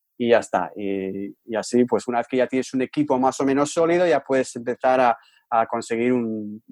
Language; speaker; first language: Spanish; native; Spanish